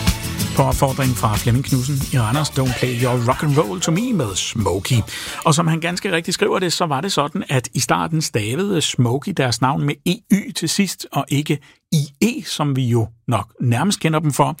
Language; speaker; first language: Danish; native; Danish